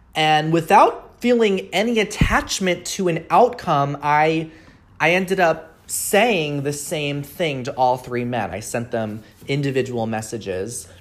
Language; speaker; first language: English; native; English